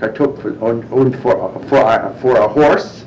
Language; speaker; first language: German; early bilingual, heritage; English